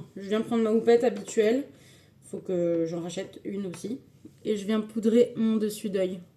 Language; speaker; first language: French; native; French